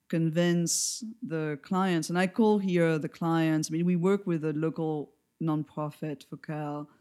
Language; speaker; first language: English; non-native, fluent; French